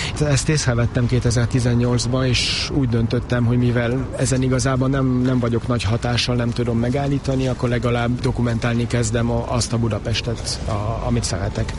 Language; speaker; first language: Hungarian; early bilingual, heritage; Hungarian